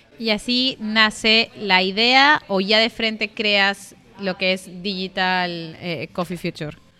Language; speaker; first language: Spanish; native; Spanish